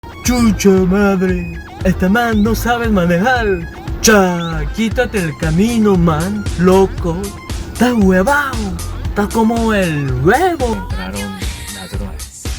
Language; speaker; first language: Spanish; non-native, learner; Korean